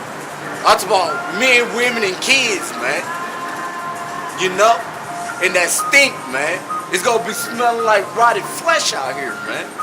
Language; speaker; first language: English; native; English